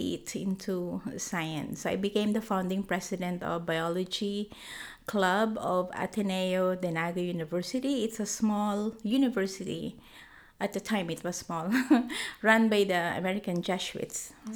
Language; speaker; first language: English; non-native, local second language; Filipino